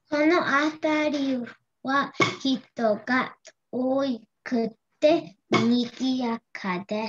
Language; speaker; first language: Japanese; non-native, learner; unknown